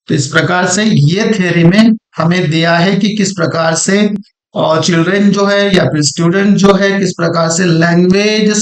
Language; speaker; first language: Hindi; non-native, local second language; Marathi